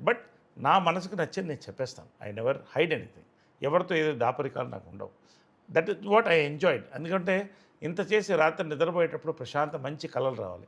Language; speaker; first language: Telugu; native; Telugu